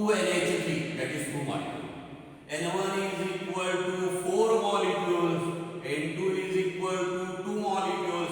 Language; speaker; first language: English; non-native, local second language; Marathi